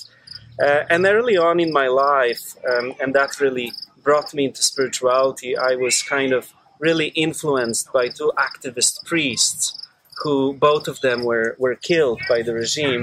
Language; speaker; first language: English; non-native, fluent; Polish